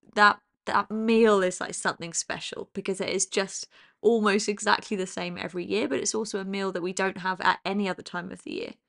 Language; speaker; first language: English; native; English